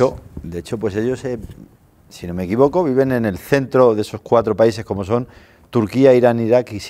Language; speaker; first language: Spanish; native; Spanish